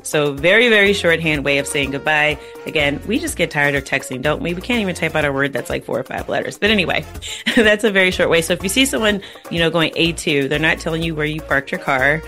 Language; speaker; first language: English; native; English